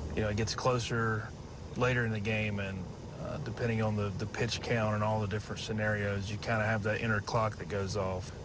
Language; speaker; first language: English; native; English